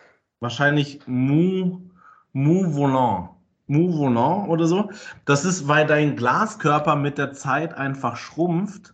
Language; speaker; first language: German; native; German